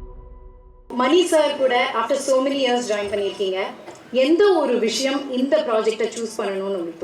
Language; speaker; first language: Tamil; native; Tamil